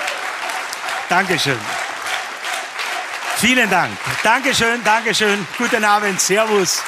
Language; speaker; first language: German; native; German